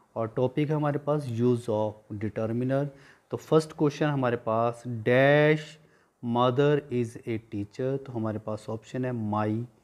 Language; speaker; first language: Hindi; non-native, local second language; Punjabi